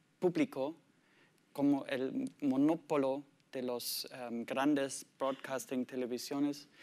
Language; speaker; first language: Spanish; non-native, learner; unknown